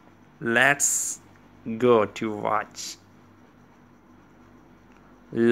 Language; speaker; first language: English; non-native, learner; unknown